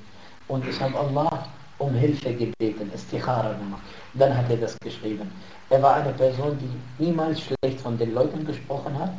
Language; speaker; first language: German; non-native, fluent; Arabic